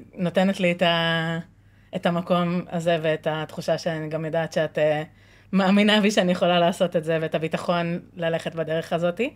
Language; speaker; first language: Hebrew; native; Hebrew